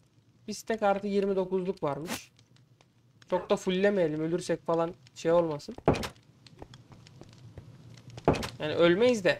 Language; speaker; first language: Turkish; native; Turkish